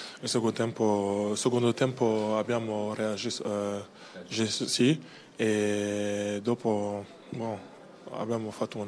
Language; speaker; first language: Italian; non-native, learner; French